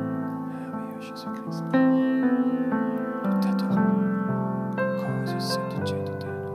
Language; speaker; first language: French; non-native, local second language; Haitian Creole